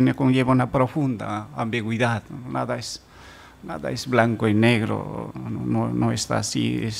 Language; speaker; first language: Spanish; non-native, local second language; Quechua